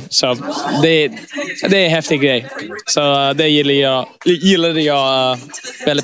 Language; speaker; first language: Swedish; early bilingual, heritage; English